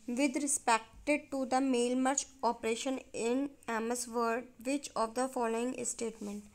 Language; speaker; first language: Hindi; native; Hindi